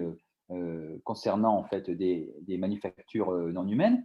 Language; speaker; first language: French; native; French